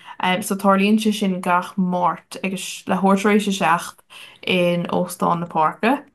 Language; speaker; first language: Irish; non-native, local second language; English